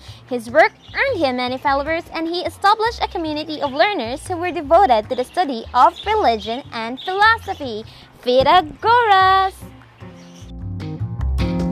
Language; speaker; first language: English; non-native, local second language; Cebuano